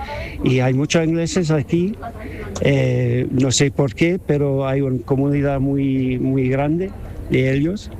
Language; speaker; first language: Spanish; non-native, fluent; English